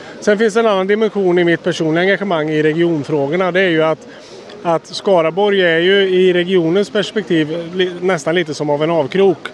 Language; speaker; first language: Swedish; native; Swedish